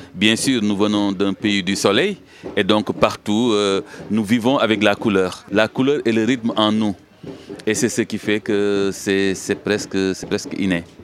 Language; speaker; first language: French; non-native, local second language; Wolof